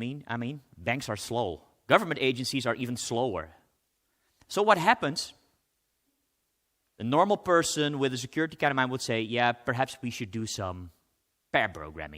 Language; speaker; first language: English; non-native, fluent; Dutch